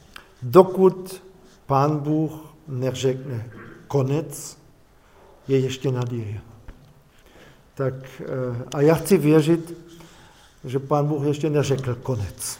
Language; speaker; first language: Czech; non-native, fluent; German